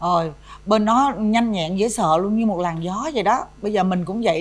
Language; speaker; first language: Vietnamese; native; Vietnamese